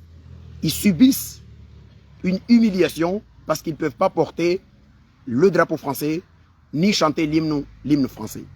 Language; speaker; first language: French; non-native, local second language; Comorian